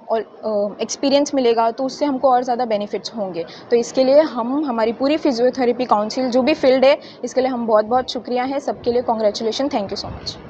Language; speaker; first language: Hindi; non-native, local second language; Gujarati